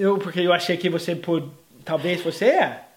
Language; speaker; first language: Portuguese; non-native, fluent; English